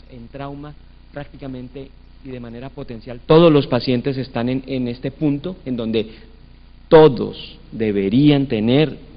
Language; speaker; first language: Spanish; native; Spanish